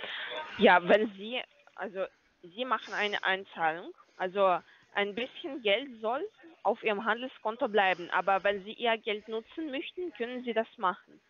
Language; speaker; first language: German; non-native, learner; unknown